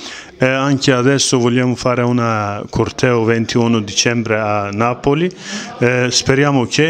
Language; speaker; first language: Italian; non-native, learner; Kurdish